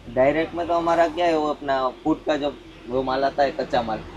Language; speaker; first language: Hindi; non-native, local second language; Gujarati